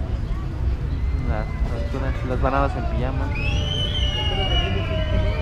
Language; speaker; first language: Spanish; native; Spanish